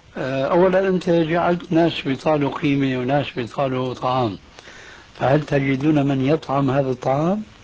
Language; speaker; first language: Arabic; early bilingual, other home language; Albanian